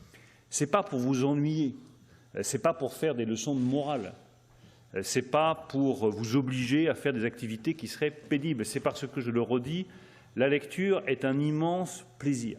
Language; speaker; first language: French; native; French